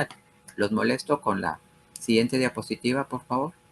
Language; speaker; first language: Spanish; native; Spanish